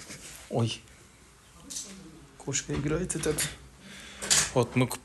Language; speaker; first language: Russian; non-native, learner; Turkish